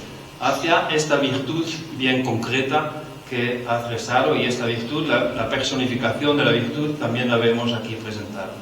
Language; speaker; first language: Spanish; non-native, fluent; Dutch